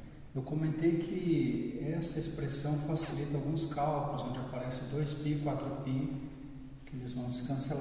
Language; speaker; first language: Portuguese; native; Portuguese